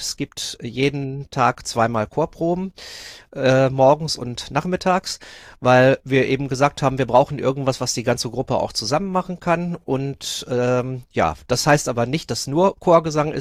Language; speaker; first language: German; native; German